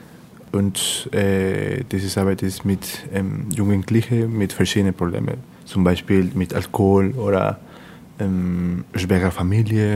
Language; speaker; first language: German; non-native, learner; Spanish